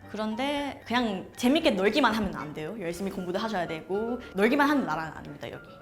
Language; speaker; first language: Korean; non-native, fluent; Thai